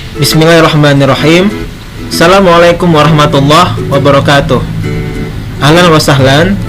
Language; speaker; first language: Indonesian; non-native, local second language; Minangkabau